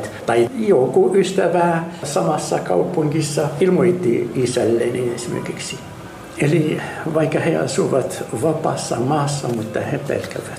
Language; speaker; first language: Finnish; non-native, learner; Arabic